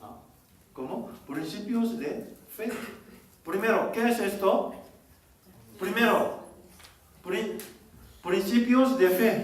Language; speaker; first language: Spanish; non-native, learner; Korean